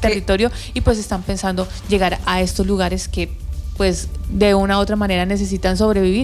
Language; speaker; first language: Spanish; native; Spanish